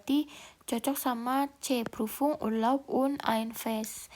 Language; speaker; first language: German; non-native, learner; Indonesian